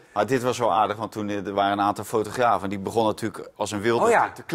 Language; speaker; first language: Dutch; native; Dutch